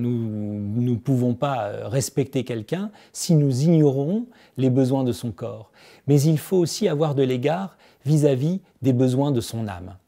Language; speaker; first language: French; native; French